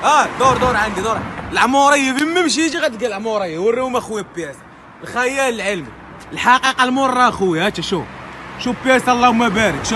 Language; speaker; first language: Arabic; native; Arabic